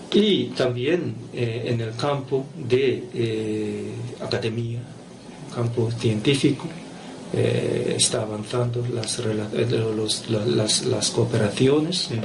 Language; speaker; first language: Spanish; non-native, fluent; Japanese